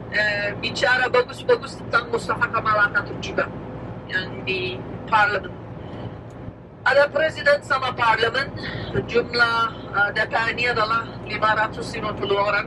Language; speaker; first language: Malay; non-native, fluent; Turkish